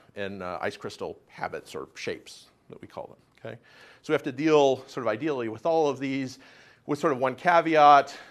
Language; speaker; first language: English; native; English